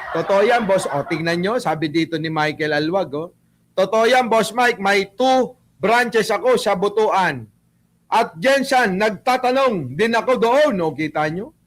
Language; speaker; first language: Filipino; native; Filipino